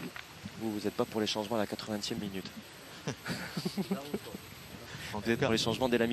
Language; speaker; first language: French; native; French